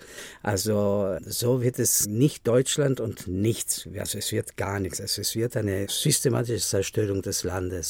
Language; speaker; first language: German; non-native, fluent; Spanish